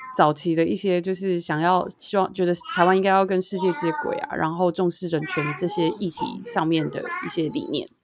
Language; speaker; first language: Chinese; native; Chinese